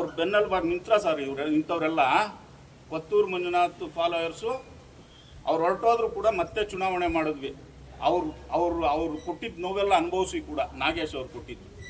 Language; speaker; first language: Kannada; native; Kannada